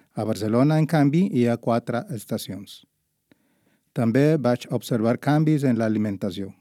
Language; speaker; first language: Catalan; non-native, learner; Spanish